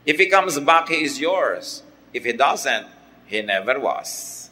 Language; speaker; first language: English; non-native, local second language; Filipino